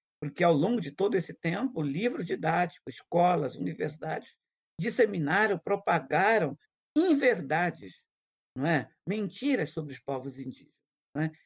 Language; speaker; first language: Portuguese; non-native, local second language; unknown